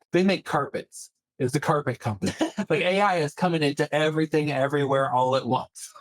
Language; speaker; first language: English; native; English